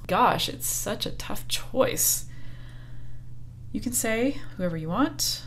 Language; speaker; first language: English; native; English